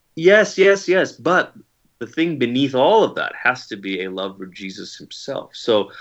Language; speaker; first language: English; native; English